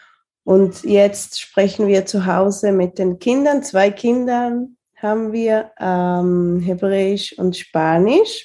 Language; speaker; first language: German; early bilingual, heritage; Spanish